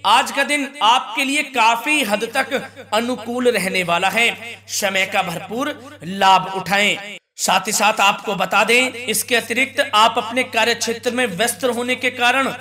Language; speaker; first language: Hindi; native; Hindi